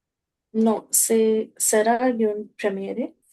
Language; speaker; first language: French; non-native, learner; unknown